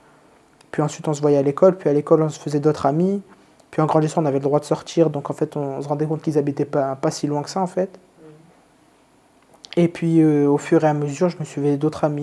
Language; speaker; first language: French; native; French